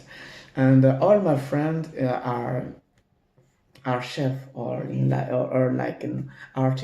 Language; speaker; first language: English; non-native, learner; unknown